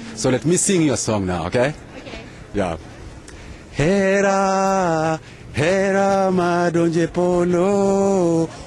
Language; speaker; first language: English; non-native, local second language; Luo (Kenya and Tanzania)